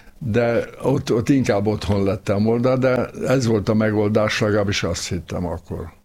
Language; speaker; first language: Hungarian; native; Hungarian